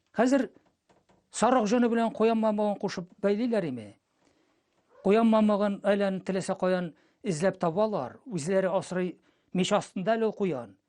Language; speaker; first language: Tatar; native; Tatar